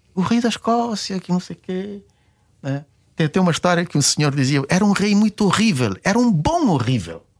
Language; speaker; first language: Portuguese; non-native, local second language; Kabuverdianu